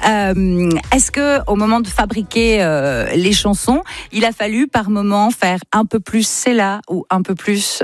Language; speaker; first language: French; native; French